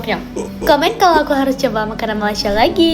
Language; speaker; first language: Indonesian; non-native, fluent; German